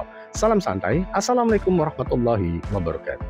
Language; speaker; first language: Indonesian; native; Indonesian